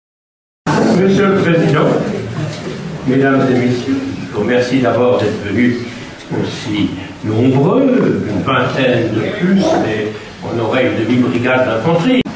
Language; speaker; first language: French; native; French